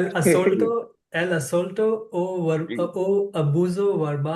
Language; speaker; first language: Spanish; non-native, learner; English